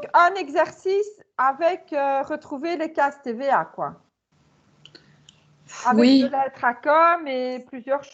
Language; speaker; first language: French; native; French